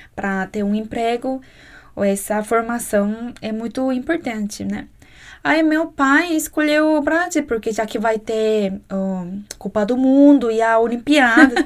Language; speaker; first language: Portuguese; non-native, fluent; Korean